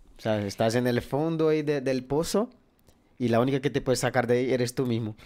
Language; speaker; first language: Spanish; non-native, fluent; Portuguese